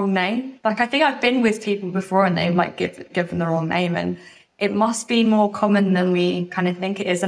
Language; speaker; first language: English; native; English